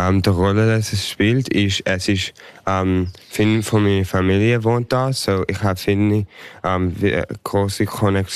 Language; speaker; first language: German; early bilingual, heritage; English